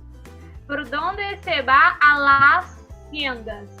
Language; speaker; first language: Spanish; non-native, learner; Portuguese